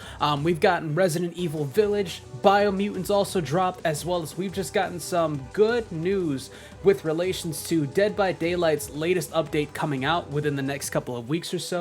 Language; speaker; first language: English; native; English